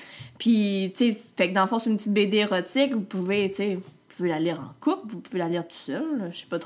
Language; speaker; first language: French; native; French